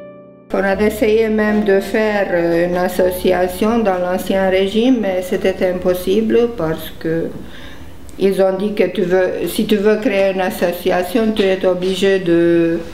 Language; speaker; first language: French; non-native, fluent; Romanian